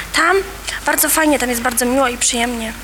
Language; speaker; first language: Polish; native; Polish